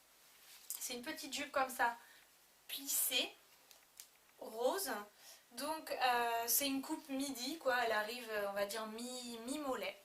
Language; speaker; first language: French; native; French